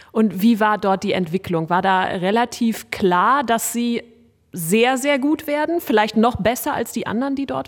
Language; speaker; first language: German; native; German